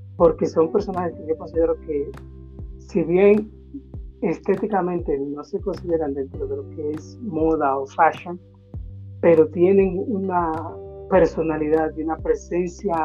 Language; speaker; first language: Spanish; native; Spanish